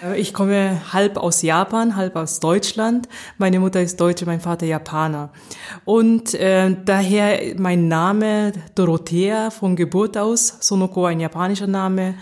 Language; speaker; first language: German; early bilingual, heritage; German